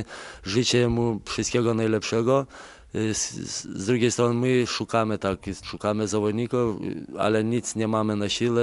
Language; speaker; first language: Polish; non-native, fluent; Lithuanian